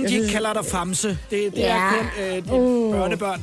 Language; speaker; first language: Danish; native; Danish